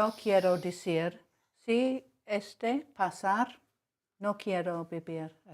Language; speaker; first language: Spanish; non-native, learner; English